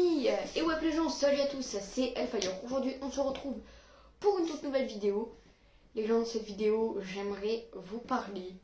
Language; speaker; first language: French; native; French